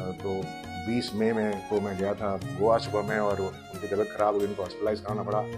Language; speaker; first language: Hindi; native; Hindi